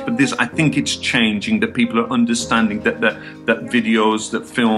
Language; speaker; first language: English; native; English